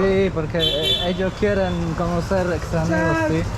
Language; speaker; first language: Spanish; non-native, learner; Polish